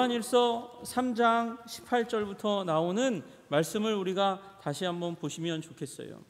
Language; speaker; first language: Korean; native; Korean